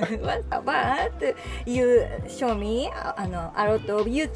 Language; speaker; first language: English; non-native, learner; Japanese